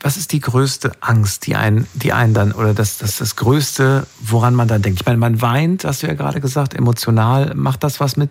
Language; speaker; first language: German; native; German